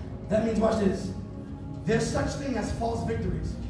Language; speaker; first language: English; early bilingual, other home language; Spanish